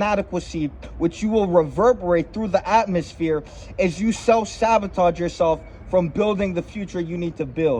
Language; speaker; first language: English; native; English